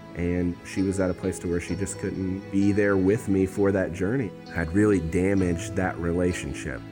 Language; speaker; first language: English; native; English